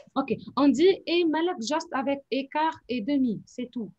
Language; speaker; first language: French; non-native, fluent; Arabic